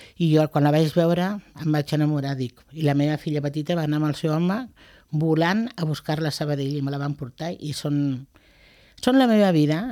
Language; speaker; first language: Catalan; non-native, local second language; Spanish